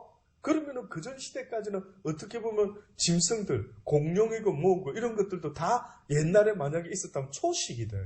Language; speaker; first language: Korean; native; Korean